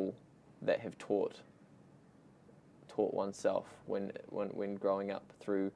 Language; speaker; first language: English; native; English